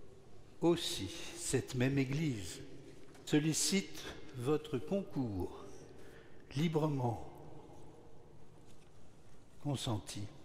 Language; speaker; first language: French; native; French